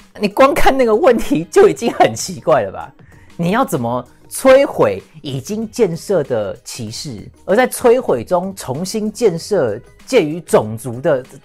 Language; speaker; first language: Chinese; early bilingual, heritage; English